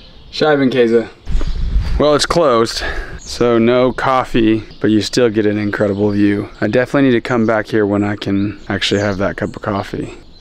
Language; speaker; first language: English; native; English